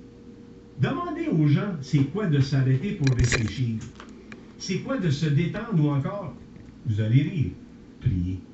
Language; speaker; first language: French; native; French